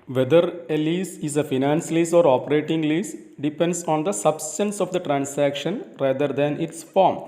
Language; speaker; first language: English; non-native, local second language; Malayalam